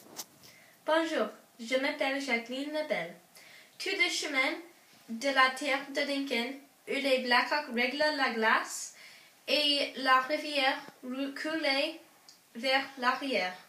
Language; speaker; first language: French; non-native, learner; English